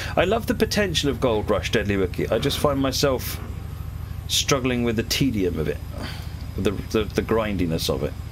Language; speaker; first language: English; native; English